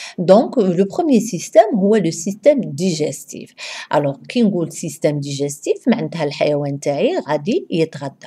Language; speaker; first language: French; non-native, local second language; Arabic